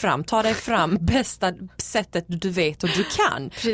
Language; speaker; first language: Swedish; early bilingual, other home language; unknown